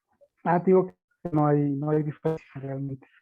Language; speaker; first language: Spanish; native; Spanish